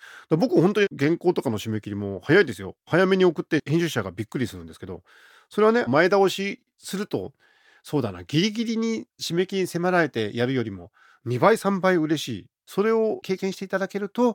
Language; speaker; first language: Japanese; native; Japanese